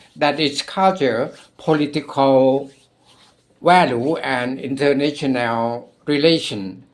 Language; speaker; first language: English; non-native, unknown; Thai